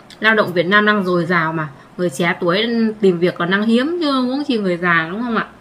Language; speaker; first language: Vietnamese; native; Vietnamese